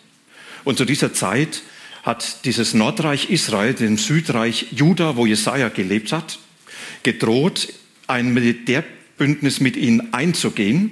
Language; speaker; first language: German; native; German